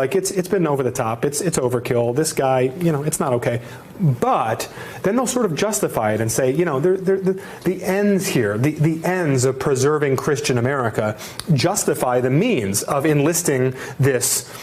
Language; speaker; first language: English; native; English